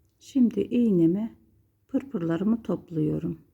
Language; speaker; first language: Turkish; native; Turkish